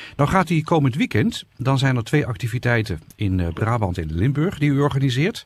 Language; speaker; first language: Dutch; native; Dutch